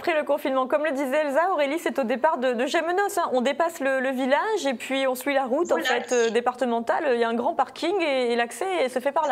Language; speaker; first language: French; native; French